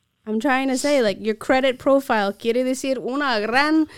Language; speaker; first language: English; native; English